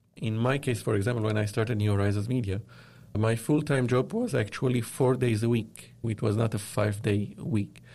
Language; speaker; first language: English; non-native, fluent; Arabic